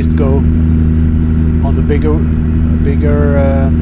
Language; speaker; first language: English; non-native, fluent; Swedish